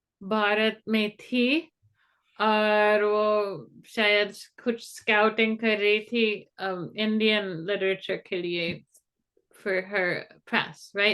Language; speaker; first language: Hindi; non-native, fluent; English